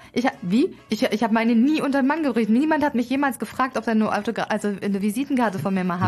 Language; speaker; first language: German; native; German